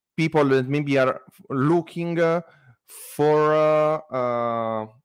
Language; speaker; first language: English; non-native, learner; Italian